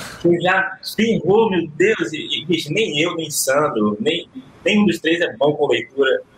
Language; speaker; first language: Portuguese; native; Portuguese